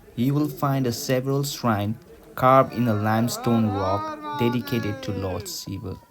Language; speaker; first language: English; non-native, local second language; Nepali